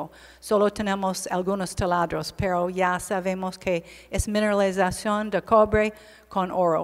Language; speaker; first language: Spanish; non-native, learner; English